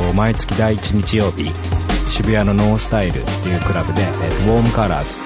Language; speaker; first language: Japanese; native; Japanese